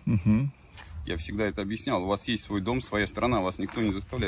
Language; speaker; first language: Russian; native; Russian